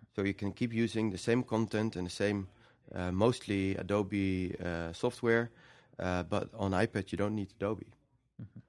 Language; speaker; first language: English; non-native, fluent; Dutch